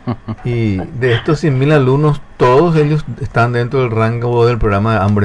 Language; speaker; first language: Spanish; native; Spanish